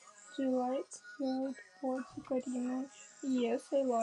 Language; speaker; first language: English; non-native, learner; Russian